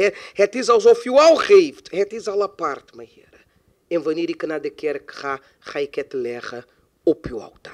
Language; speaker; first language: Dutch; non-native, fluent; Portuguese